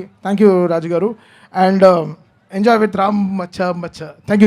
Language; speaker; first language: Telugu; native; Telugu